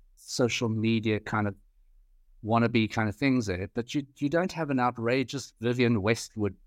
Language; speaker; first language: English; native; English